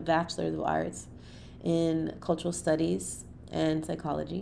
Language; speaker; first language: English; native; English